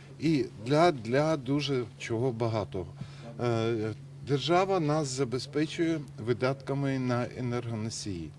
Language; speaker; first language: Ukrainian; native; Ukrainian